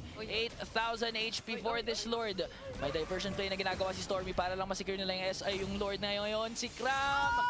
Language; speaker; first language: Filipino; native; Filipino